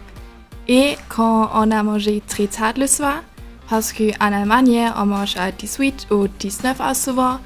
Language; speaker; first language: French; non-native, learner; German